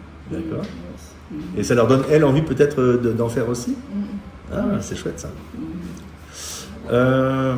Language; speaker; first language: French; native; French